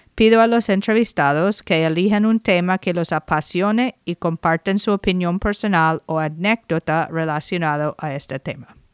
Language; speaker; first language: Spanish; non-native, fluent; English